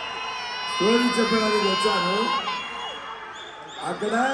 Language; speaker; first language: Telugu; non-native, learner; Tamil